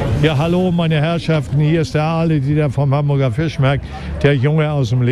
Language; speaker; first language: German; native; German